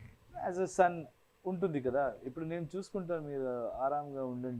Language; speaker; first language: Telugu; non-native, fluent; Kannada